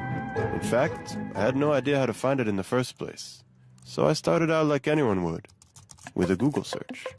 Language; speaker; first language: English; non-native, fluent; Hebrew